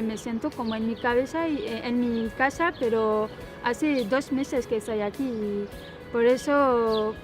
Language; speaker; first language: Spanish; non-native, fluent; French